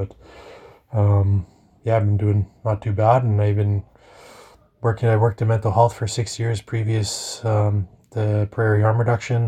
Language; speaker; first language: English; native; English